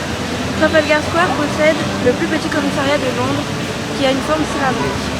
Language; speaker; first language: French; native; French